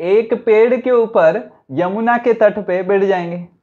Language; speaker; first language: Hindi; non-native, local second language; Odia